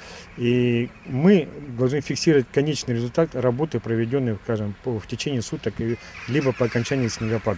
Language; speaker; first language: Russian; native; Russian